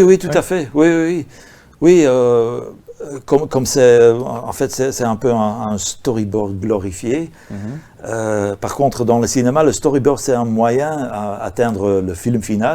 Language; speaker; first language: French; non-native, local second language; Dutch